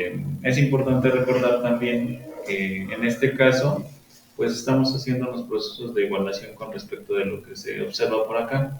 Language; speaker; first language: Spanish; native; Spanish